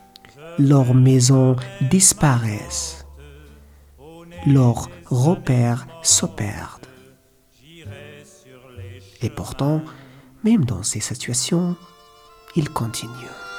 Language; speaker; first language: French; non-native, learner; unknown